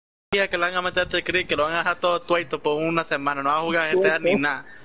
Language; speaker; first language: Spanish; early bilingual, heritage; Spanish